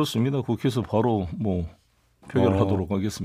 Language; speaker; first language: Korean; native; Korean